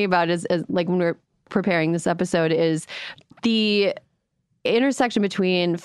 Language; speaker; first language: English; native; English